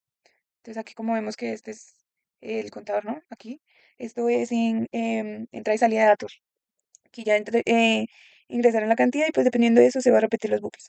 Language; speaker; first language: Spanish; native; Spanish